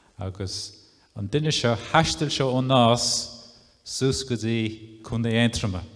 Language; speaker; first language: Irish; non-native, local second language; English